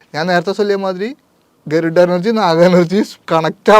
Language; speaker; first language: Tamil; non-native, local second language; Malayalam